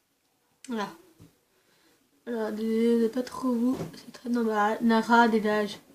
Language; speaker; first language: French; early bilingual, other home language; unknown